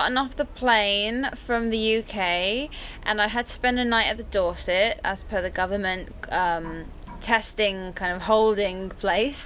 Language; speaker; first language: English; native; English